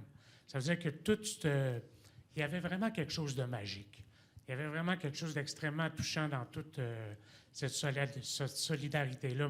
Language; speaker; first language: French; native; French